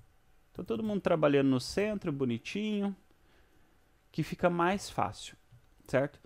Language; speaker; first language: Portuguese; native; Portuguese